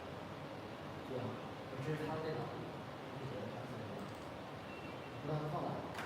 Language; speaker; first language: Chinese; native; Chinese